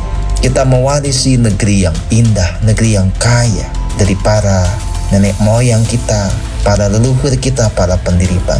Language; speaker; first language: Indonesian; native; Indonesian